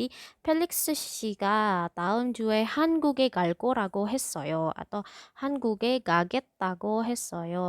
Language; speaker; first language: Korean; non-native, fluent; Indonesian